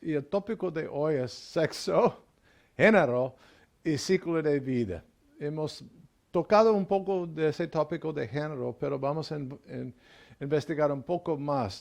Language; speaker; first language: Spanish; non-native, fluent; English